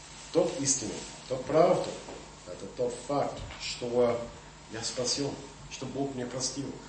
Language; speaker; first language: Russian; non-native, fluent; English